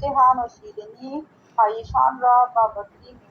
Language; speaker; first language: Persian; non-native, learner; Urdu